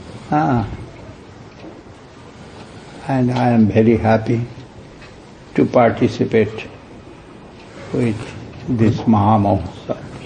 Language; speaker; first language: English; non-native, local second language; Bangla